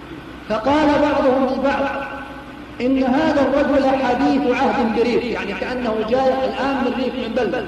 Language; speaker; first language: Arabic; native; Arabic